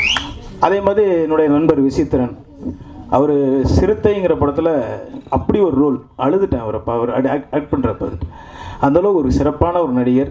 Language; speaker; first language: Tamil; native; Tamil